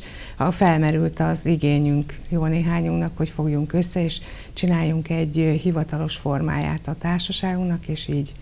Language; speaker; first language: Hungarian; native; Hungarian